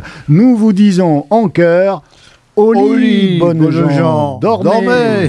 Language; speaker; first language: French; native; French